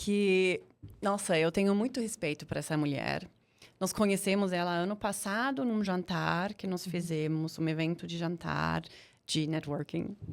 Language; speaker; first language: Portuguese; non-native, fluent; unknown